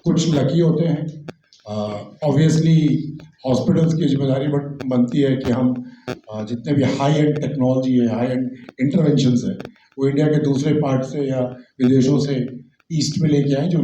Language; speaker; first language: Hindi; native; Hindi